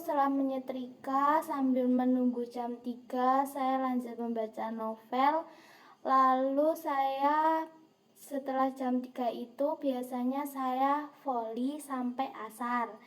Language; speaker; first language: Indonesian; non-native, local second language; Javanese